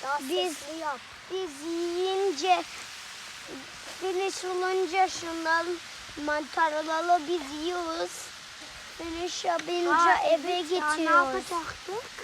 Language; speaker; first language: Turkish; early bilingual, heritage; Turkish